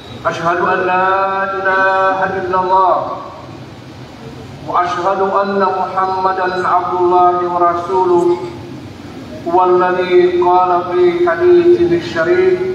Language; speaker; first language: Arabic; non-native, fluent; Maranao